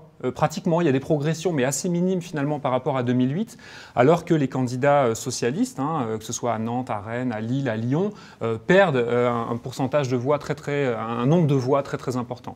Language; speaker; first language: French; native; French